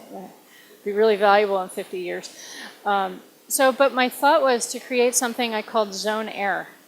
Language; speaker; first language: English; native; English